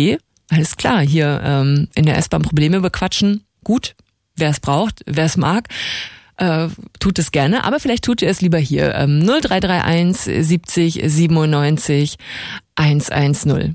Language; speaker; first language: German; native; German